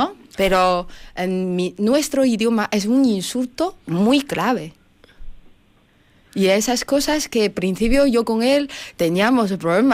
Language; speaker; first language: Spanish; non-native, learner; Chinese